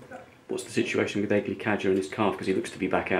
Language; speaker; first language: English; native; English